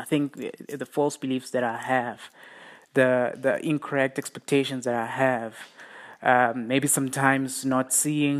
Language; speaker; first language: English; non-native, local second language; South Ndebele